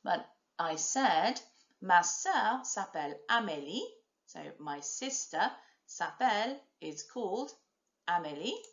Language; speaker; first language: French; non-native, fluent; English